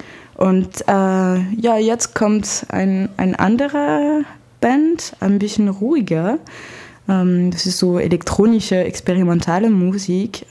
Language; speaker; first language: German; non-native, fluent; French